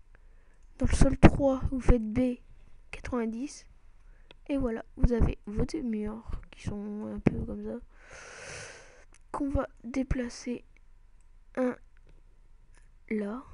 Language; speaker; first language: French; native; French